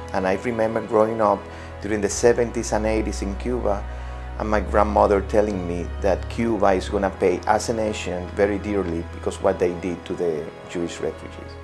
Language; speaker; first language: English; non-native, fluent; Spanish